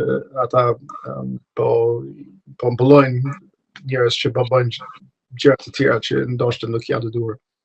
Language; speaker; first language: Albanian; non-native, fluent; English